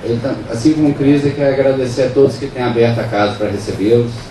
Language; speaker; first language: Portuguese; native; Portuguese